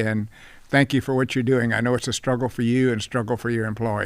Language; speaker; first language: English; native; English